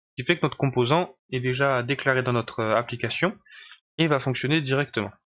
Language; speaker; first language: French; native; French